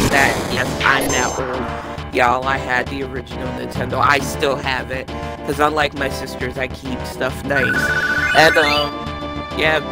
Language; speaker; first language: English; native; English